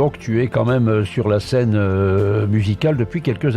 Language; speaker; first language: French; native; French